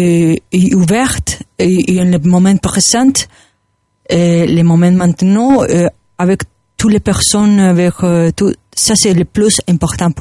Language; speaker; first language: French; non-native, learner; Spanish